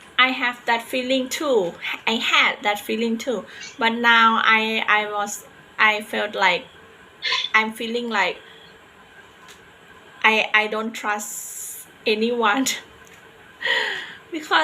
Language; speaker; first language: English; non-native, fluent; Thai